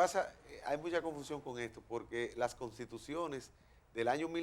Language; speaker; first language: Spanish; native; Spanish